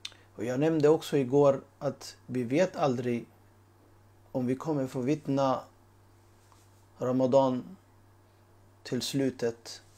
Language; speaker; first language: Swedish; early bilingual, other home language; Urdu